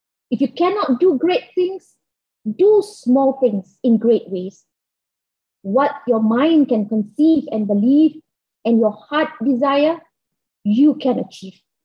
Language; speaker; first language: English; non-native, local second language; Malay